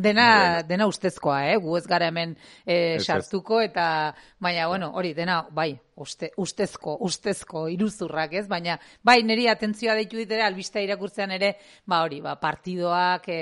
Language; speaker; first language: Basque; native; Basque